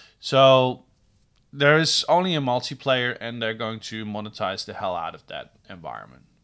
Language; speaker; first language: English; non-native, fluent; Dutch